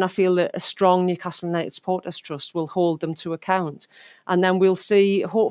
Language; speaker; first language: English; native; English